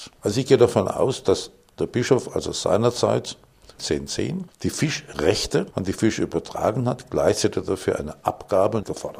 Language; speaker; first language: German; native; German